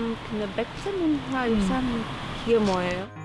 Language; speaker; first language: Korean; non-native, learner; Polish